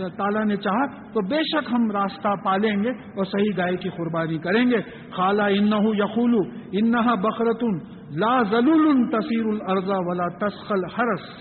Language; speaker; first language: Urdu; native; Urdu